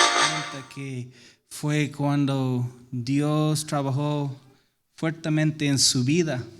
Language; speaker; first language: Spanish; non-native, fluent; English